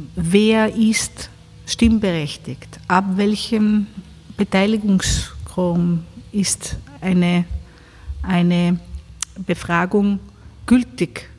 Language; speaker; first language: German; non-native, fluent; Greek